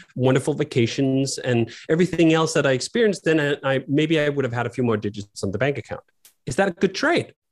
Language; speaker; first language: English; non-native, fluent; Danish